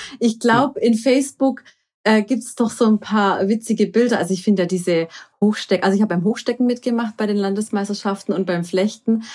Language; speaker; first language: German; early bilingual, other home language; Croatian